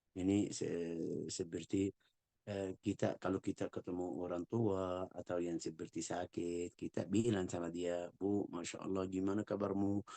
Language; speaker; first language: Indonesian; non-native, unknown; Arabic